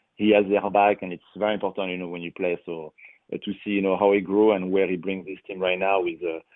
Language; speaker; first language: English; non-native, fluent; French